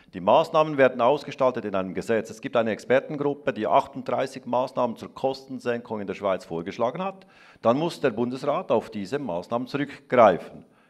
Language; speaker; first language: German; native; German